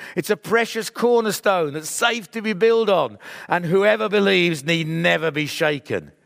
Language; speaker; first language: English; native; English